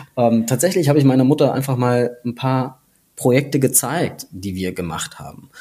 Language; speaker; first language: German; native; German